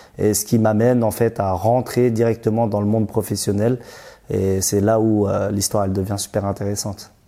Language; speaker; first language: French; early bilingual, other home language; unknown